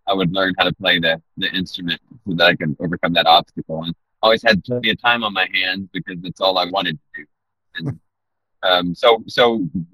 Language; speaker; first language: English; native; English